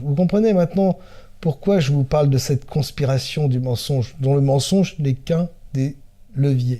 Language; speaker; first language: French; native; French